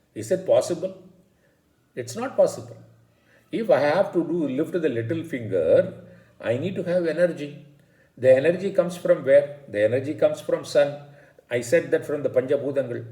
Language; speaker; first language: English; non-native, local second language; Tamil